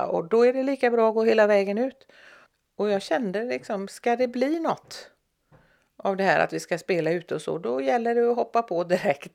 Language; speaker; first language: Swedish; native; Swedish